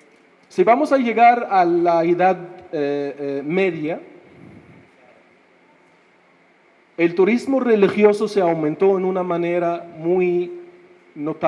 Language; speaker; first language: Spanish; non-native, fluent; Arabic